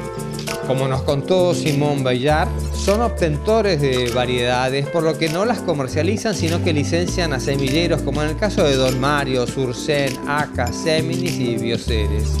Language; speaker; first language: Spanish; native; Spanish